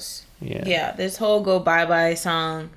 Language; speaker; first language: English; native; English